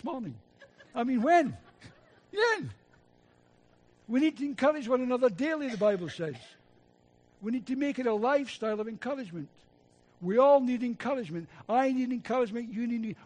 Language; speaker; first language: English; native; English